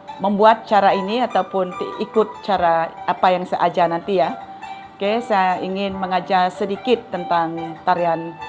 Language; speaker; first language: Malay; non-native, local second language; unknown